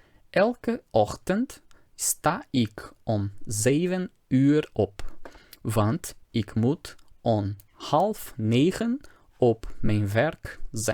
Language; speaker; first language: Dutch; non-native, fluent; Portuguese